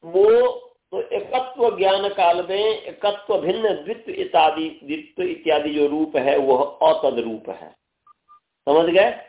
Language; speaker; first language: Hindi; native; Hindi